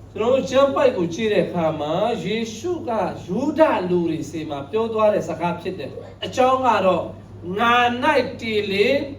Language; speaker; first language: Burmese; non-native, local second language; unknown